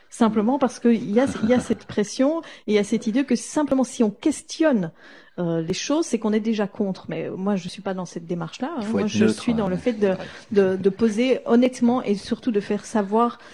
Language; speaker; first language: French; native; French